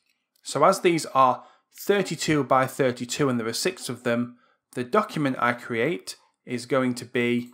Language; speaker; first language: English; native; English